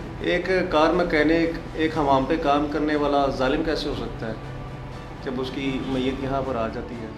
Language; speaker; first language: Urdu; non-native, local second language; Punjabi